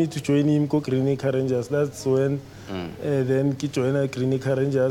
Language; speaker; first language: English; non-native, local second language; Southern Sotho